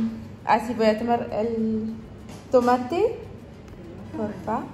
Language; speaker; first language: Spanish; non-native, fluent; French